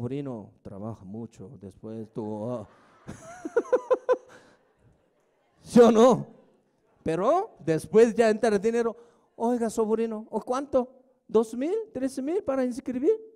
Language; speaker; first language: Spanish; non-native, fluent; Korean